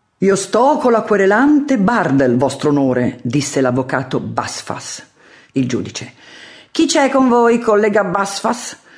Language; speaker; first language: Italian; native; Italian